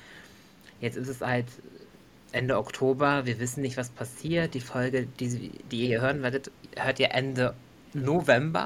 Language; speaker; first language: German; native; German